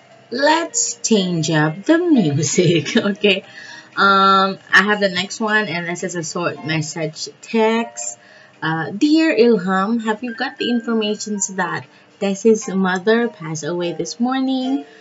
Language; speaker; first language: English; non-native, fluent; Indonesian